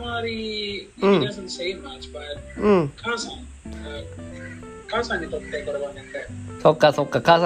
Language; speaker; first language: Japanese; non-native, learner; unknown